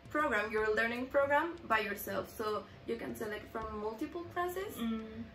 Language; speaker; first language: English; non-native, fluent; Spanish